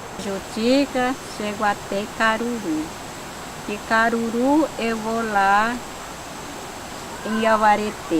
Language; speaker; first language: Portuguese; non-native, local second language; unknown